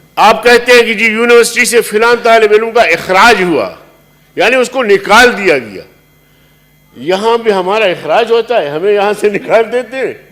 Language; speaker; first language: Urdu; non-native, local second language; Pashto